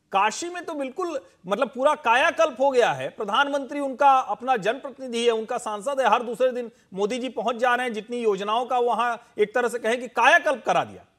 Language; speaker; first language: Hindi; native; Hindi